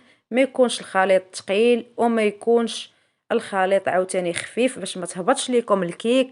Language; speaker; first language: Arabic; native; Arabic